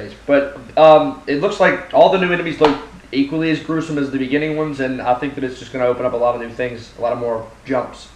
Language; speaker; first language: English; native; English